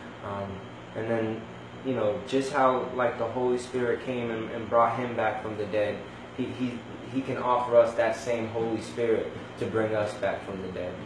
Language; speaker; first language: English; early bilingual, other home language; Spanish